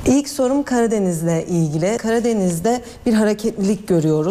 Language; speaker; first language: Turkish; native; Turkish